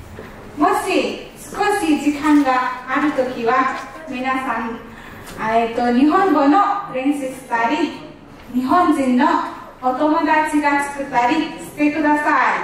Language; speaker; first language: Japanese; non-native, fluent; Nepali